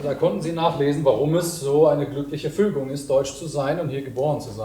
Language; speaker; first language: German; native; German